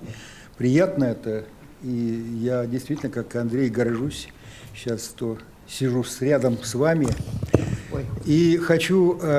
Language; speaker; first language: Russian; native; Russian